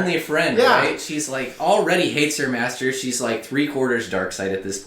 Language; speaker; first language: English; native; English